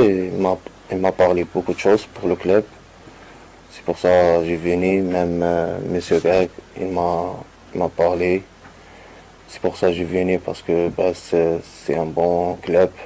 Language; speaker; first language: French; non-native, local second language; Arabic